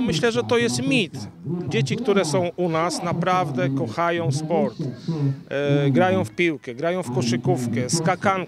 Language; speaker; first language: Polish; native; Polish